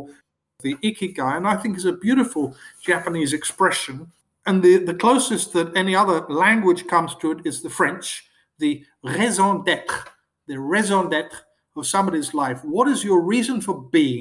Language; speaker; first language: English; native; English